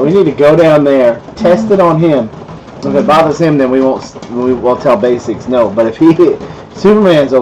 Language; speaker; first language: English; native; English